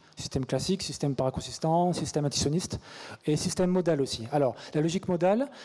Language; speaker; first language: French; native; French